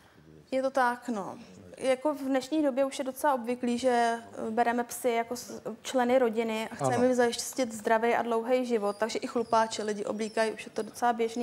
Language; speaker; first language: Czech; native; Czech